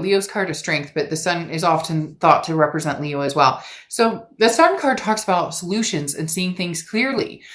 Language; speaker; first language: English; native; English